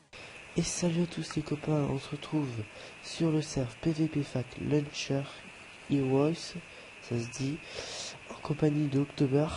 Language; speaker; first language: French; native; French